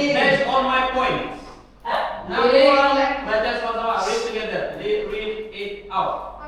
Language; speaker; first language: English; non-native, fluent; Indonesian